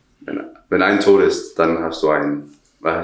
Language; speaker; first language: German; non-native, learner; Danish